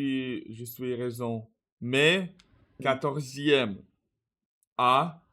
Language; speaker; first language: French; non-native, learner; Russian